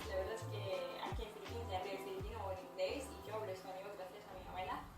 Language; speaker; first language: Spanish; early bilingual, heritage; Spanish